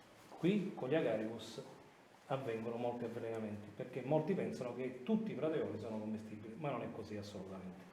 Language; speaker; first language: Italian; native; Italian